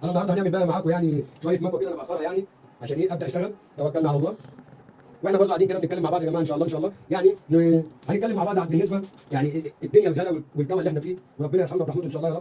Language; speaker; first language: Arabic; native; Arabic